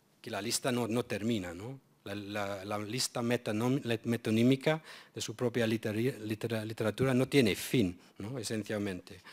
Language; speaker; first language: Spanish; non-native, fluent; English